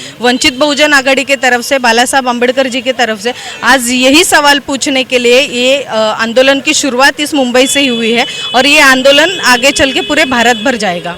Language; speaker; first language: Hindi; non-native, local second language; Marathi